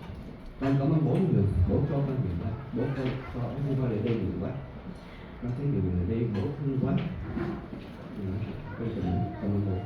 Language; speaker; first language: Vietnamese; early bilingual, heritage; Vietnamese